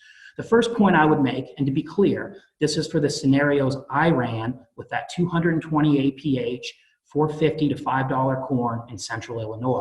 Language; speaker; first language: English; native; English